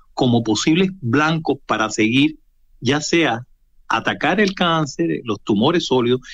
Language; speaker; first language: Spanish; native; Spanish